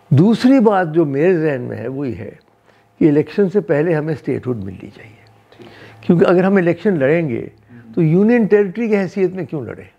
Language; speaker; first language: Hindi; non-native, local second language; Dogri